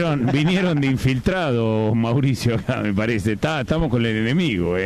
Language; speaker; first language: Spanish; native; Spanish